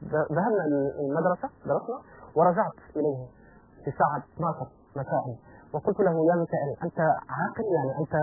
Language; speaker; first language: Arabic; non-native, fluent; French